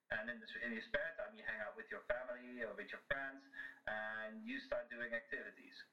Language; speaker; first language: English; non-native, fluent; Dutch